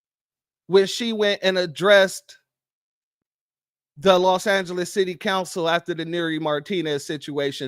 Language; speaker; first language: English; native; English